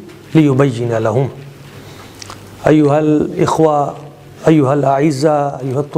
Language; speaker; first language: Arabic; non-native, fluent; Urdu